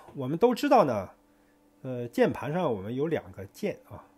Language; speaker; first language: Chinese; native; Chinese